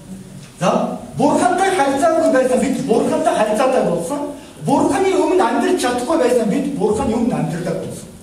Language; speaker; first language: Mongolian; non-native, fluent; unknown